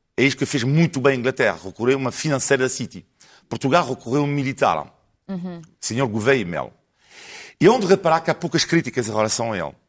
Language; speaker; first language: Portuguese; non-native, fluent; French